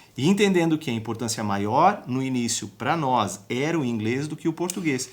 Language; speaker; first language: Portuguese; native; Portuguese